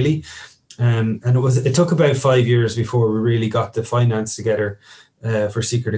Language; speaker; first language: English; native; English